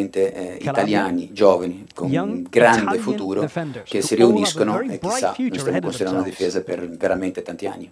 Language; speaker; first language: Italian; non-native, fluent; Portuguese